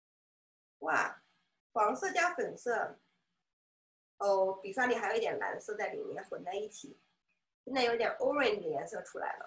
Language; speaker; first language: Chinese; native; Chinese